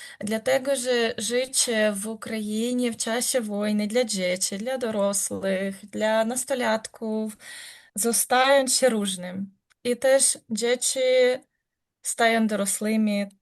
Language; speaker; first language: Polish; non-native, learner; Ukrainian